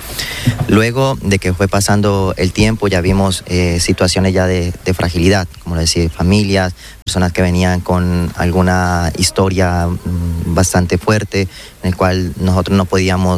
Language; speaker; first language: Spanish; native; Spanish